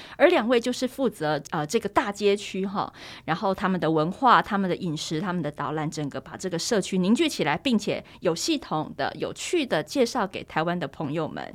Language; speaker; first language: Chinese; native; Chinese